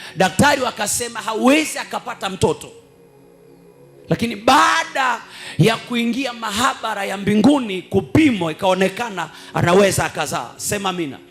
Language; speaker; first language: Swahili; native; Swahili